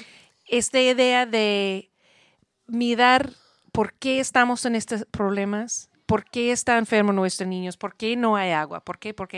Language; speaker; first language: Spanish; non-native, learner; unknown